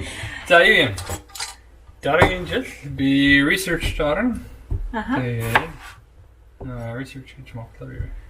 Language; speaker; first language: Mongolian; non-native, learner; English